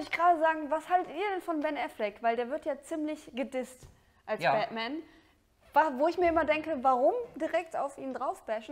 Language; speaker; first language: German; native; German